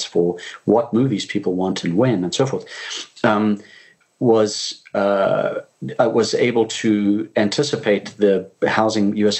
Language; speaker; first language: English; native; English